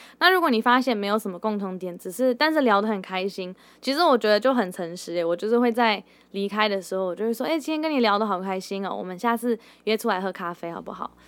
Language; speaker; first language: Chinese; early bilingual, heritage; Chinese